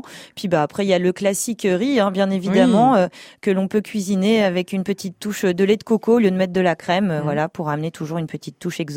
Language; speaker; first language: French; native; French